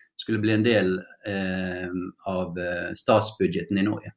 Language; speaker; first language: Swedish; non-native, fluent; Norwegian